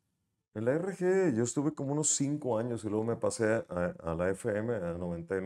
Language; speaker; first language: Spanish; native; Spanish